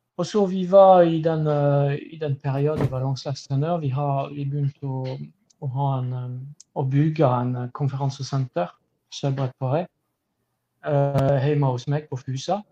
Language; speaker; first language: Norwegian; non-native, fluent; French